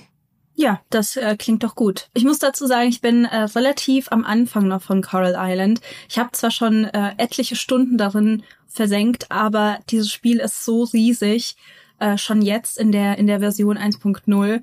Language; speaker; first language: German; native; German